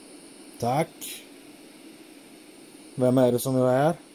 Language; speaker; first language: Swedish; native; Swedish